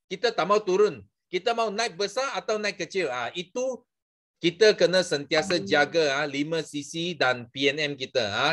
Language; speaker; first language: Malay; non-native, local second language; Chinese